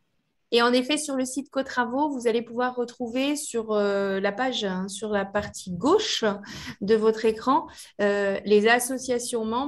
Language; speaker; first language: French; native; French